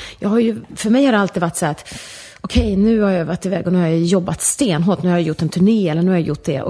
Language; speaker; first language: Swedish; native; Swedish